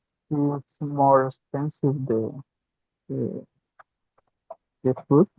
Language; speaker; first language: English; non-native, learner; Spanish